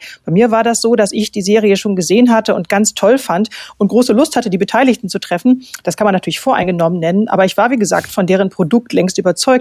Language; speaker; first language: German; native; German